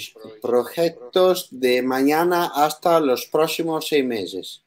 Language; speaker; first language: Spanish; non-native, learner; Italian